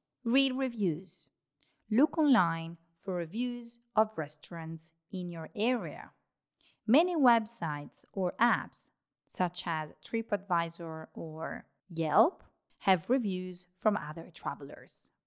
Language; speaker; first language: English; non-native, fluent; Italian